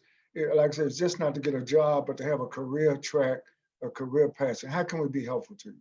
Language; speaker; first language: English; native; English